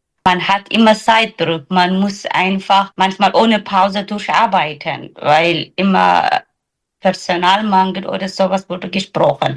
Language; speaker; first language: German; non-native, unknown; Tigrinya